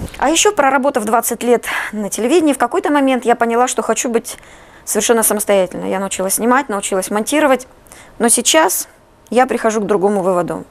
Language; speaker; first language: Russian; native; Russian